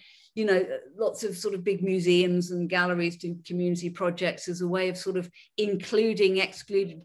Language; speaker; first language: English; native; English